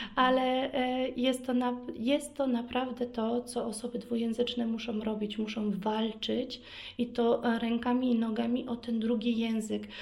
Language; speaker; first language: Polish; early bilingual, heritage; Polish